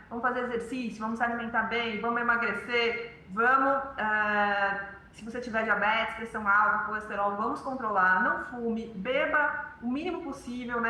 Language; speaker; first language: Portuguese; native; Portuguese